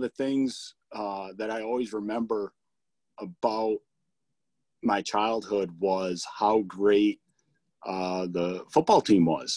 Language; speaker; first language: English; native; English